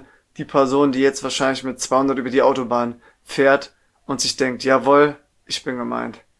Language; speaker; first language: German; native; German